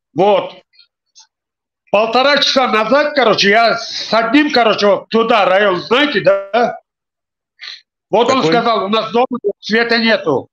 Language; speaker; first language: Russian; non-native, local second language; Tajik